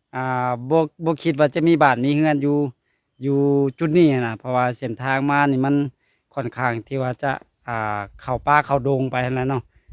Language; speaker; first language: Lao; native; Lao